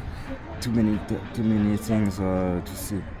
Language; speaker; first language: English; non-native, learner; French